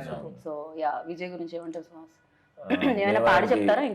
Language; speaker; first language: Telugu; native; Telugu